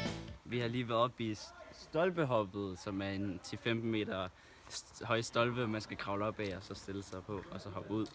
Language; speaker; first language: Danish; native; Danish